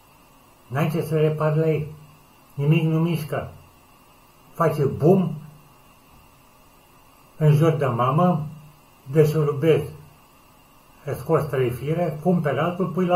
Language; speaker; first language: Romanian; native; Romanian